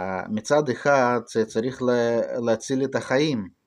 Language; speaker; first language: Hebrew; non-native, fluent; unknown